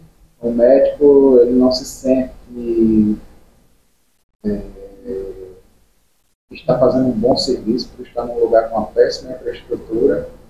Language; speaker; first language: Portuguese; native; Portuguese